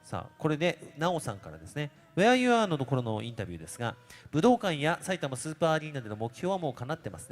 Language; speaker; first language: Japanese; native; Japanese